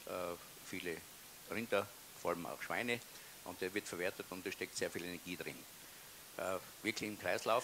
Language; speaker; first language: German; native; German